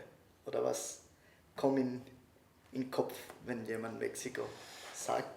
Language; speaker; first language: German; non-native, learner; Spanish